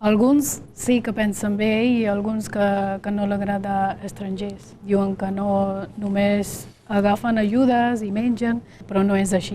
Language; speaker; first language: Catalan; non-native, learner; Punjabi